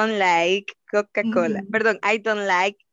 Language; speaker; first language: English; non-native, learner; Spanish